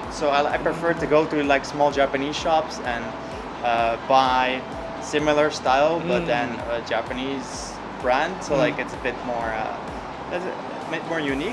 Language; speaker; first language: English; non-native, fluent; Dutch